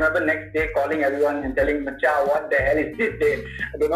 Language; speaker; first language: English; non-native, local second language; Tamil